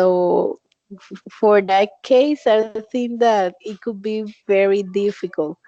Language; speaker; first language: English; non-native, learner; Spanish